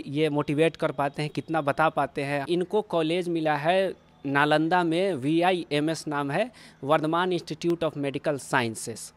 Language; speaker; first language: Hindi; native; Hindi